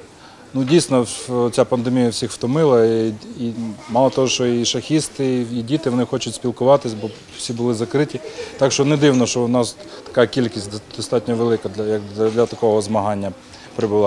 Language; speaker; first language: Ukrainian; native; Ukrainian